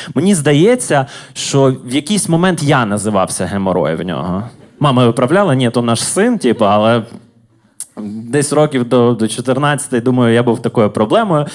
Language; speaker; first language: Ukrainian; native; Ukrainian